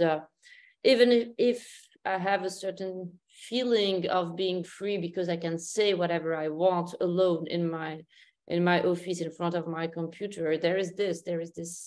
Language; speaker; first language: English; non-native, fluent; Arabic